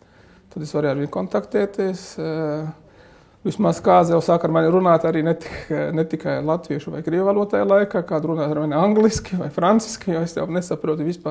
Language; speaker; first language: Latvian; non-native, fluent; Arabic